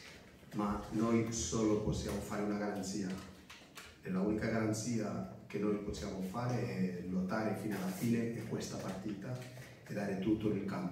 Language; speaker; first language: Italian; non-native, fluent; Spanish